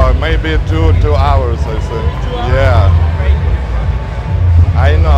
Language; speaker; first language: English; non-native, learner; Ukrainian